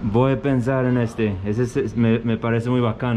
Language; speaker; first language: Spanish; non-native, fluent; English